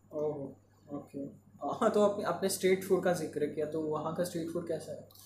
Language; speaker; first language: Hindi; non-native, local second language; Marathi